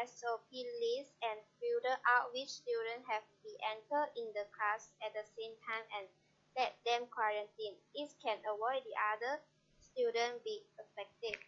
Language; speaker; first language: English; non-native, learner; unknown